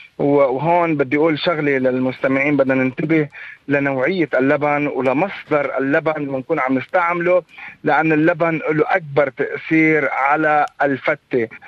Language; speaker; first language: Arabic; native; Arabic